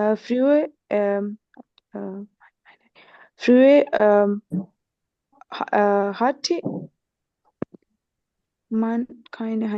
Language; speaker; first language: German; non-native, learner; Urdu